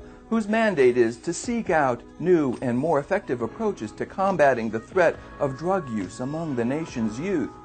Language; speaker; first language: English; native; English